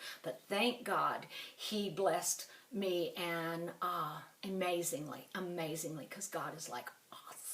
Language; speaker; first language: English; native; English